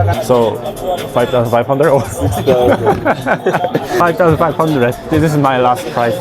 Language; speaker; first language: English; non-native, learner; Korean